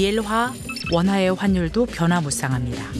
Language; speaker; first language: Korean; native; Korean